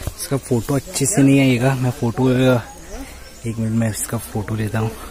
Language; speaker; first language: Hindi; non-native, local second language; Marathi